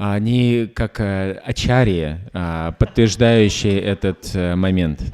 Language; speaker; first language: Russian; native; Russian